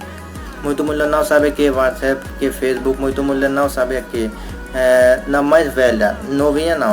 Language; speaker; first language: Portuguese; non-native, learner; Hindi